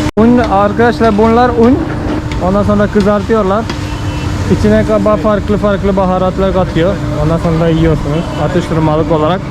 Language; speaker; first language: Turkish; non-native, fluent; Malayalam